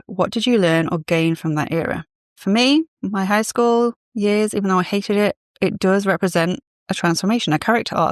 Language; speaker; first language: English; native; English